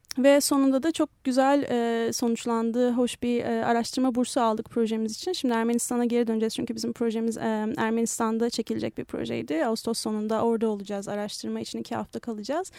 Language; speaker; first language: Turkish; native; Turkish